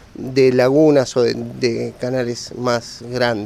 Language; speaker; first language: Spanish; native; Spanish